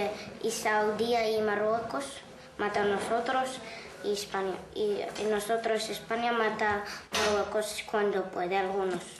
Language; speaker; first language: Spanish; non-native, learner; Arabic